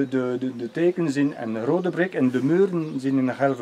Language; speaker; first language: Dutch; non-native, local second language; French